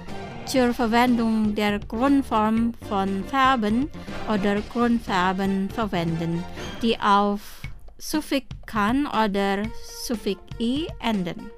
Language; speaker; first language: German; non-native, fluent; Indonesian